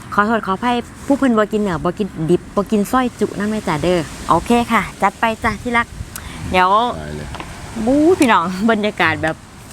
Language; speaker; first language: Thai; native; Thai